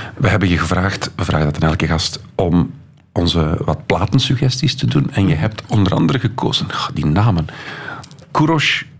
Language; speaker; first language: Dutch; native; Dutch